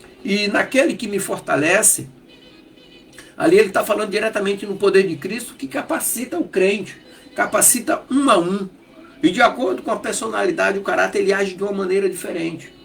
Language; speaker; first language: Portuguese; native; Portuguese